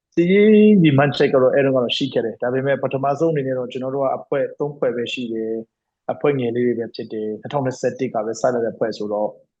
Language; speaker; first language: Burmese; non-native, local second language; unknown